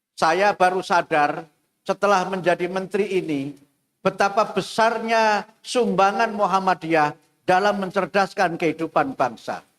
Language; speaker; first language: Indonesian; non-native, local second language; Javanese